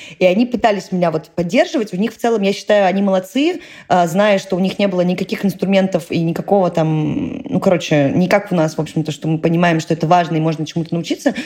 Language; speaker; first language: Russian; native; Russian